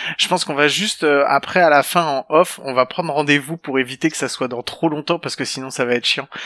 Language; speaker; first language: French; native; French